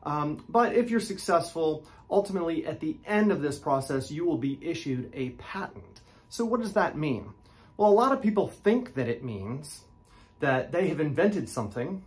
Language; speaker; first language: English; native; English